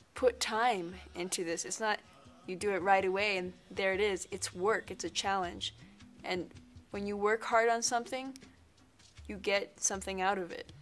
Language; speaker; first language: English; native; English